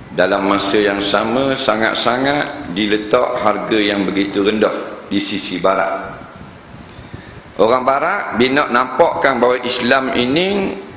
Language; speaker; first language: Malay; native; Malay